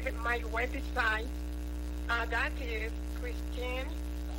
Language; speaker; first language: English; non-native, local second language; Kinyarwanda